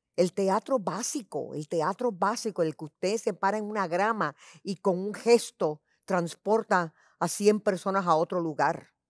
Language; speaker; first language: Spanish; early bilingual, heritage; Spanish